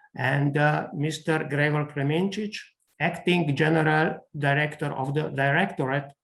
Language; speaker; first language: English; non-native, fluent; Slovenian